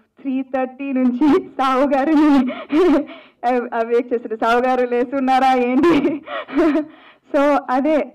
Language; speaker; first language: Telugu; non-native, fluent; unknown